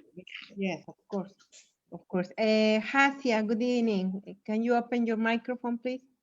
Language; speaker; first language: English; non-native, learner; Spanish